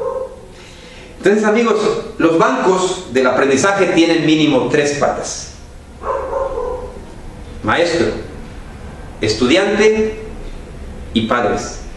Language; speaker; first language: Spanish; native; Spanish